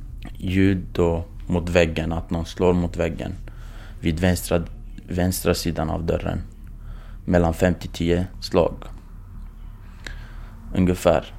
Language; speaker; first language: Swedish; non-native, fluent; Kurdish